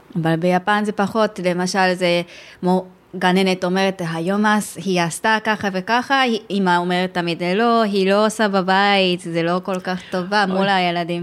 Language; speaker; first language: Hebrew; non-native, learner; Japanese